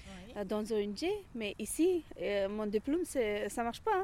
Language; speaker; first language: French; non-native, learner; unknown